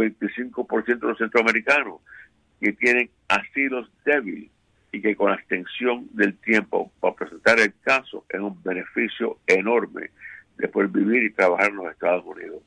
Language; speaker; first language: Spanish; native; Spanish